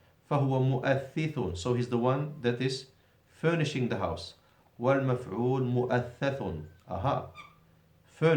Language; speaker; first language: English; non-native, fluent; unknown